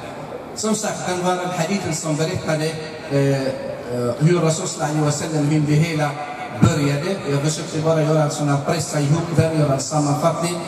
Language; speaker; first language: Swedish; non-native, fluent; Arabic